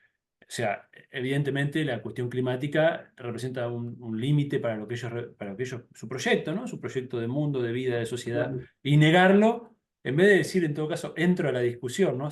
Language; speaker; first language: Spanish; native; Spanish